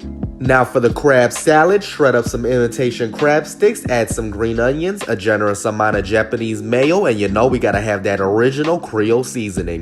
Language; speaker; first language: English; native; English